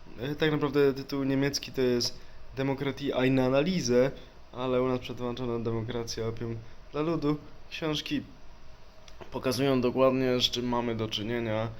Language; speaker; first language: Polish; native; Polish